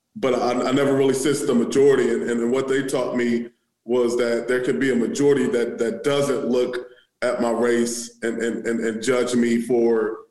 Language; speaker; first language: English; native; English